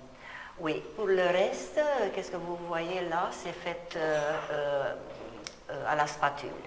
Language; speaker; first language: French; non-native, fluent; Romanian